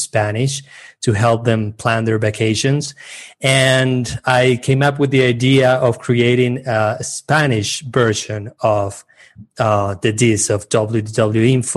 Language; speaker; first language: English; non-native, fluent; Spanish